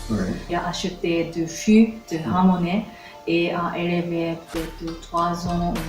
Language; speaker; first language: French; non-native, learner; Japanese